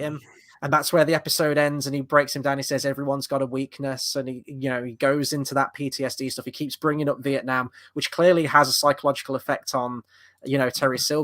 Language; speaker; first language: English; native; English